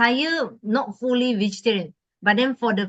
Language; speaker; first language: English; non-native, local second language; Malay